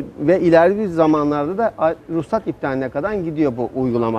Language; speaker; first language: Turkish; native; Turkish